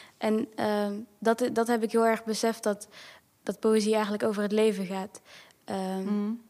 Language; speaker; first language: Dutch; early bilingual, other home language; Kinyarwanda